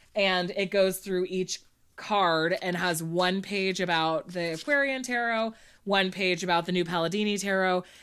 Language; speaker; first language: English; native; English